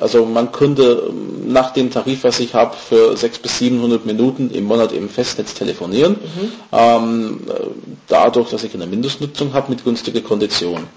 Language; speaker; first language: German; non-native, fluent; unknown